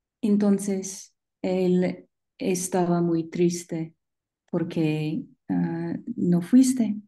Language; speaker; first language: Spanish; non-native, learner; English